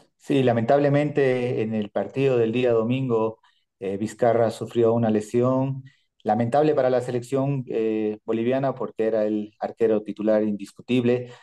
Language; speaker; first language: Spanish; native; Spanish